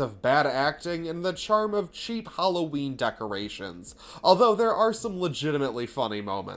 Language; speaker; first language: English; native; English